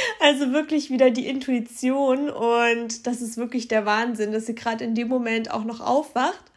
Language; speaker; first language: German; early bilingual, other home language; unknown